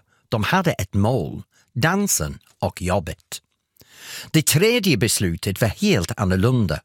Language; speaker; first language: Swedish; non-native, fluent; English